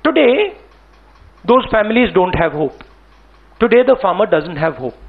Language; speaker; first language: English; non-native, local second language; Hindi